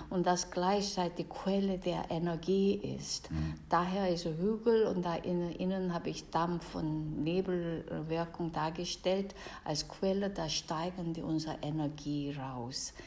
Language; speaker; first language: German; non-native, fluent; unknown